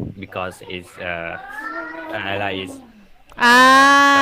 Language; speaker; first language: English; non-native, learner; Vietnamese